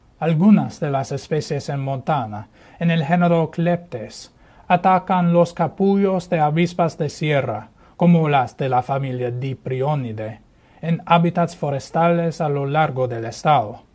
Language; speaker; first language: Spanish; non-native, fluent; English